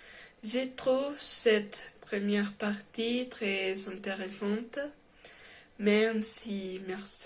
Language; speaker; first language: French; non-native, learner; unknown